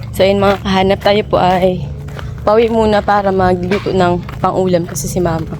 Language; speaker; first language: Filipino; native; Filipino